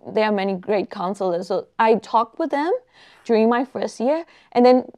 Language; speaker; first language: English; non-native, fluent; Burmese